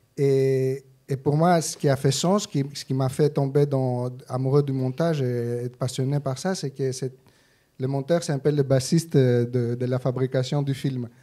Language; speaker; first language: French; non-native, fluent; Greek